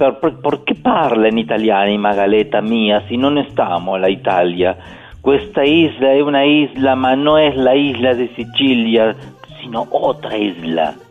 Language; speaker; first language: Italian; non-native, learner; Spanish